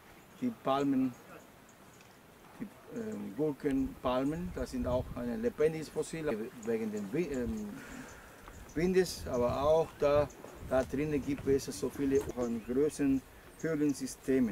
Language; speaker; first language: German; non-native, fluent; Spanish